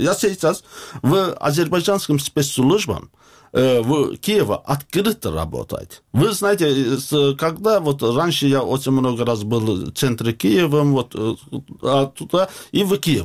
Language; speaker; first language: Russian; non-native, learner; Azerbaijani